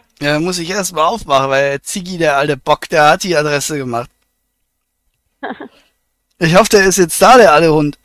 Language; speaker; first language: German; native; German